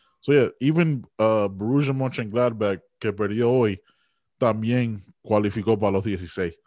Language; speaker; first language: Spanish; early bilingual, heritage; Spanish